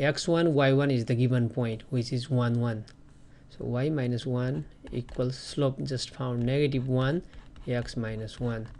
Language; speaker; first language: English; non-native, fluent; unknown